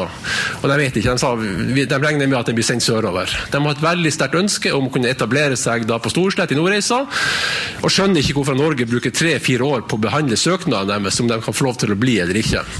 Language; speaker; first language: Norwegian; native; Norwegian